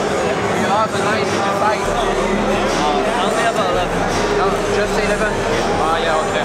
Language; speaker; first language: English; non-native, learner; French